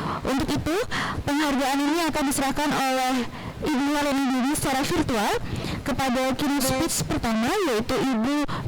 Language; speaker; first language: Indonesian; native; Indonesian